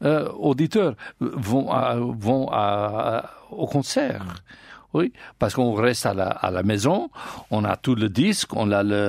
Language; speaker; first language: French; non-native, learner; English